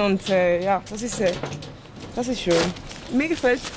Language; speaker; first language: German; non-native, fluent; Spanish